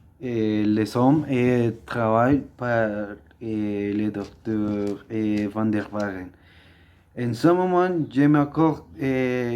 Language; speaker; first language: French; non-native, learner; Spanish